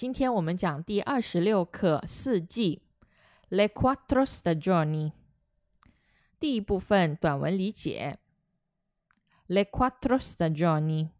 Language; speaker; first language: Italian; non-native, fluent; Chinese